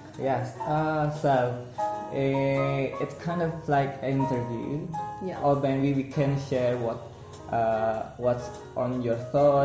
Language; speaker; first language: English; non-native, learner; Indonesian